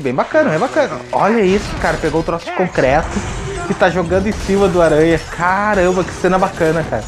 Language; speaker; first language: Portuguese; native; Portuguese